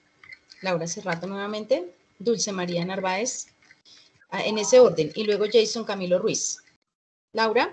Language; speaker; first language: Spanish; native; Spanish